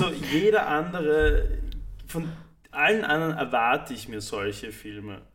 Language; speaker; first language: German; native; German